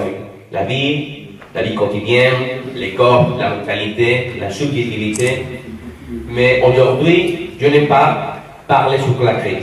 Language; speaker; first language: French; non-native, fluent; Spanish